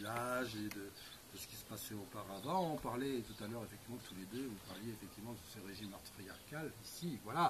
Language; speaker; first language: French; native; French